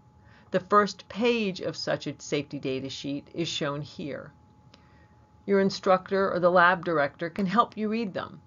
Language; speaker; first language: English; native; English